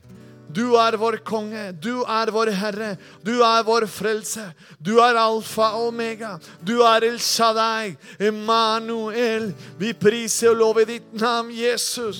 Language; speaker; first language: Norwegian; non-native, fluent; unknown